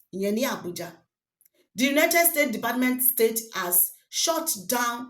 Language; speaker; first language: English; non-native, local second language; Yoruba